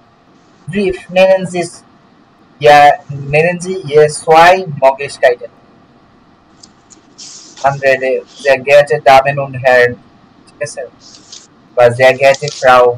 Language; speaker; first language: German; non-native, learner; Bangla